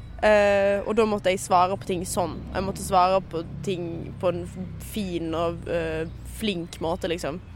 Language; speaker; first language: Norwegian; native; Norwegian